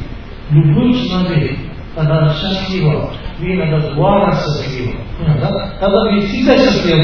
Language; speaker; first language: Russian; non-native, learner; Tibetan